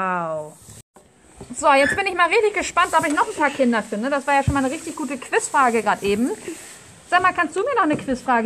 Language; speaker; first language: German; native; German